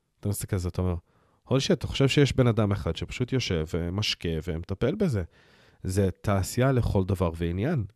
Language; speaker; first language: Hebrew; early bilingual, heritage; Hebrew